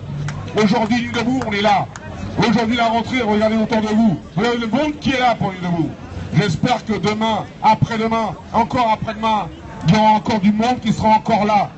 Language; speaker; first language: French; native; French